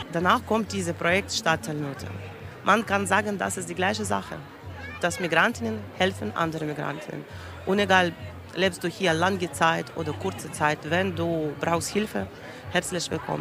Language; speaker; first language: German; non-native, learner; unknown